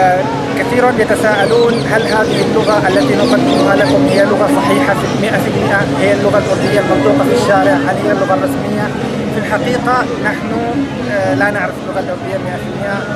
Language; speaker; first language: Arabic; native; Arabic